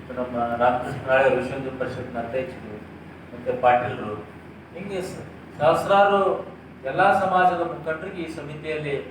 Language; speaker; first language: Kannada; native; Kannada